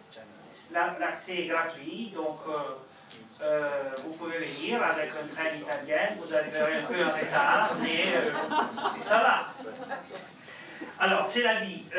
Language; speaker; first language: French; non-native, fluent; Italian